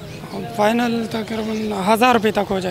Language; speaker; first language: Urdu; non-native, local second language; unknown